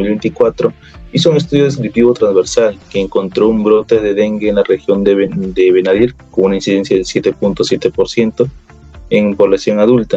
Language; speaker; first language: Spanish; native; Spanish